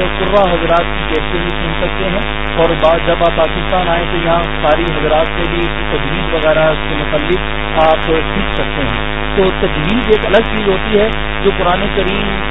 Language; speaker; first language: Urdu; native; Urdu